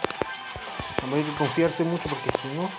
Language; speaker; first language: Spanish; native; Spanish